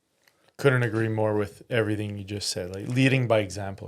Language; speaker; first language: English; native; English